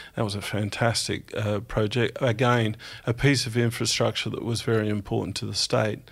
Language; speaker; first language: English; native; English